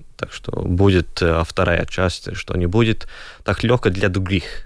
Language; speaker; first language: Russian; non-native, local second language; Latvian